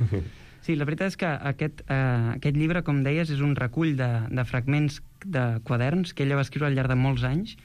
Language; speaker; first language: Catalan; native; Catalan